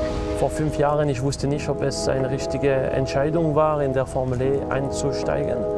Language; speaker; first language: German; non-native, local second language; French